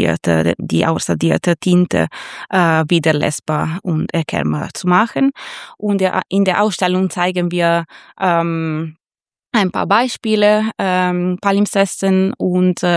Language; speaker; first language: German; non-native, fluent; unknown